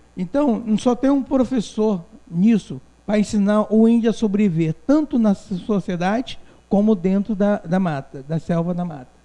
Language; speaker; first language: Portuguese; non-native, local second language; Guarani